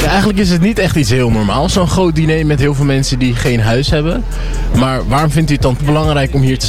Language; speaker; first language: Dutch; native; Dutch